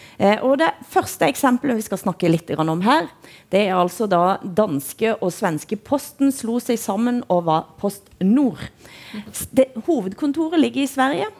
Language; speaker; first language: Norwegian; native; Norwegian